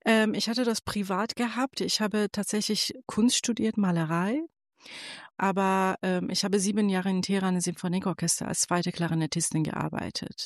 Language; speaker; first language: German; non-native, fluent; Persian